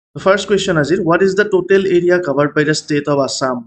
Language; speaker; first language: English; non-native, local second language; Assamese